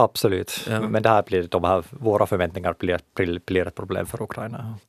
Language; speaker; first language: Swedish; non-native, local second language; Finnish